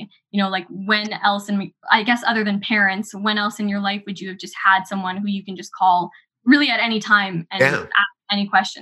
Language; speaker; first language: English; native; English